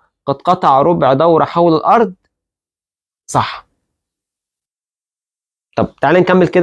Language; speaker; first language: Arabic; native; Arabic